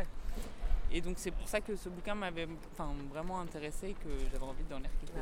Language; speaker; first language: French; native; French